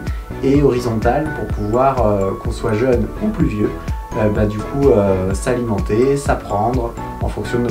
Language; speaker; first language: French; native; French